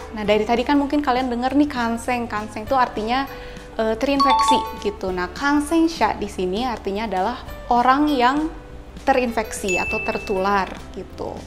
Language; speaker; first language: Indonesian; native; Indonesian